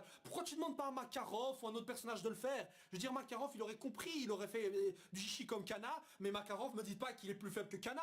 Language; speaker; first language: French; native; French